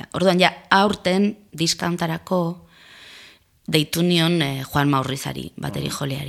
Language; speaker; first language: Basque; non-native, local second language; Spanish